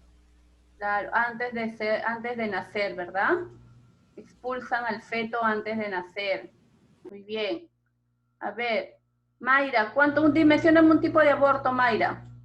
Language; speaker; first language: Spanish; native; Spanish